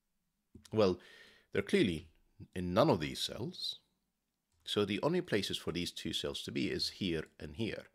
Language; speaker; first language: English; native; English